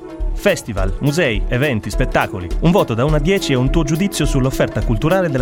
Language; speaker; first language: Italian; native; Italian